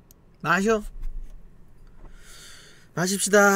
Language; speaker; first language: Korean; native; Korean